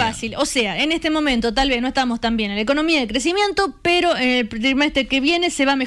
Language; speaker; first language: Spanish; native; Spanish